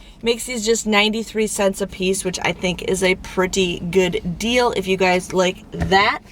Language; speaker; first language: English; native; English